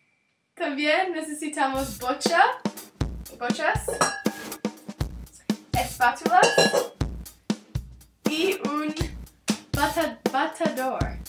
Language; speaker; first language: Spanish; non-native, learner; English